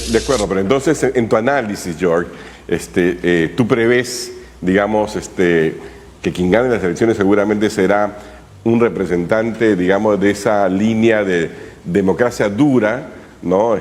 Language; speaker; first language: Spanish; native; Spanish